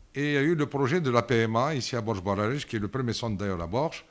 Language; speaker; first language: French; non-native, local second language; Arabic